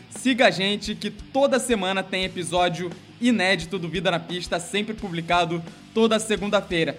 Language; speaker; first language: Portuguese; native; Portuguese